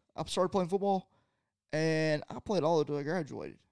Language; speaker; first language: English; native; English